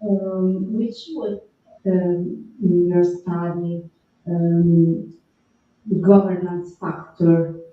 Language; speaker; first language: English; non-native, fluent; Italian